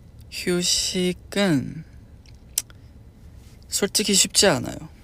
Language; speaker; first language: Korean; non-native, fluent; Chinese